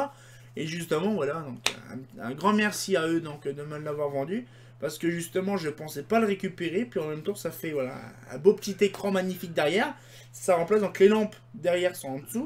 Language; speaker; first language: French; native; French